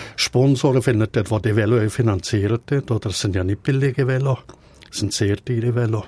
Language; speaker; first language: German; native; German